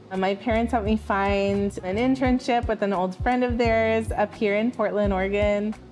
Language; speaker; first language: English; native; English